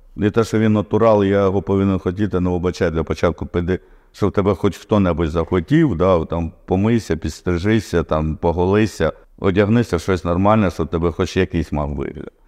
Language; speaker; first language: Ukrainian; non-native, local second language; Russian